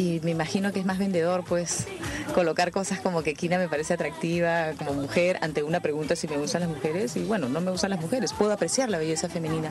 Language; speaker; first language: Spanish; native; Spanish